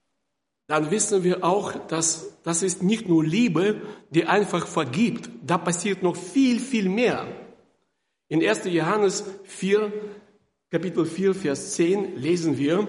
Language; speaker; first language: German; non-native, fluent; Russian